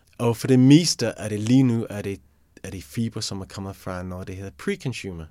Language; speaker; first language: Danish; non-native, fluent; English